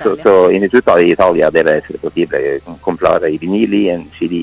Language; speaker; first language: Italian; non-native, fluent; Norwegian